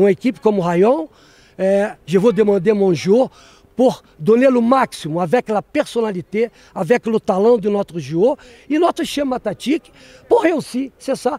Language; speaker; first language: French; non-native, learner; Portuguese